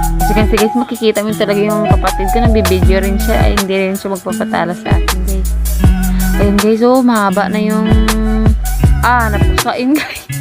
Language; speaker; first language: Filipino; non-native, local second language; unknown